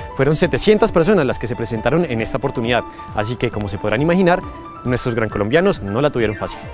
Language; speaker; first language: Spanish; native; Spanish